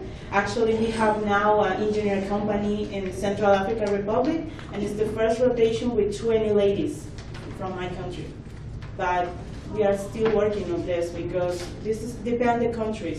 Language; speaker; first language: English; non-native, fluent; Spanish